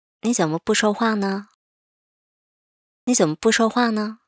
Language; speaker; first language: Chinese; non-native, fluent; Korean